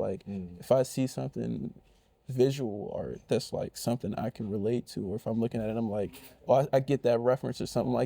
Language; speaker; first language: English; native; English